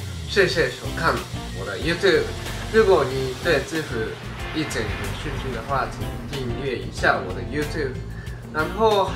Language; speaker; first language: Chinese; non-native, learner; Japanese